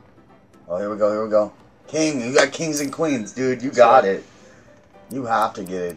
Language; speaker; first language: English; native; English